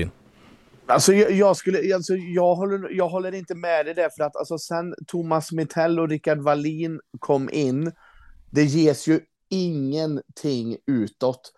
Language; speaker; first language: Swedish; native; Swedish